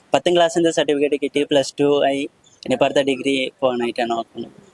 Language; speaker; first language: Malayalam; non-native, local second language; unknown